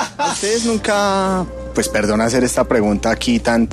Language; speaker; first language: Spanish; native; Spanish